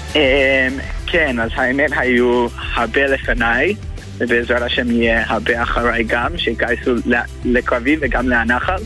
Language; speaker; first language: Hebrew; non-native, fluent; English